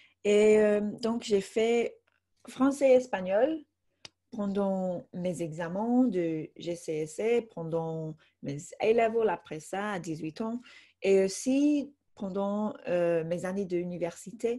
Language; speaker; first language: French; non-native, fluent; English